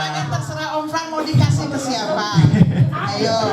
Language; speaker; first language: Indonesian; native; Indonesian